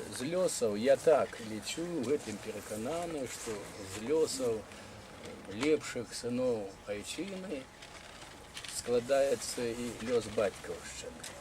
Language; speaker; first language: Belarusian; native; Belarusian